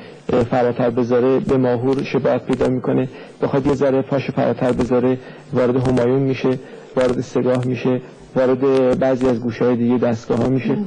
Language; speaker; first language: Persian; native; Persian